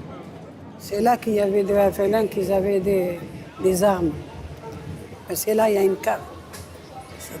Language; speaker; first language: French; early bilingual, other home language; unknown